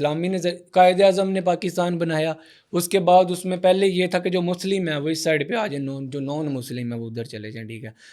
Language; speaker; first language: Urdu; non-native, local second language; Punjabi